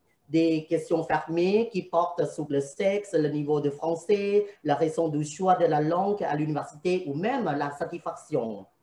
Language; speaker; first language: French; non-native, fluent; Thai